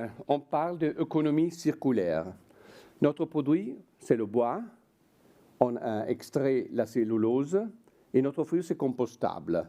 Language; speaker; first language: French; non-native, fluent; Italian